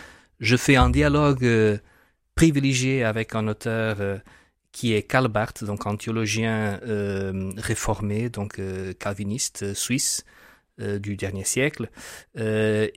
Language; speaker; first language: French; non-native, fluent; Portuguese